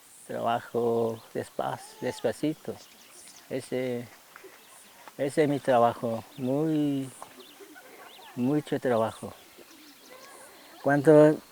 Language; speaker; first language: Spanish; non-native, local second language; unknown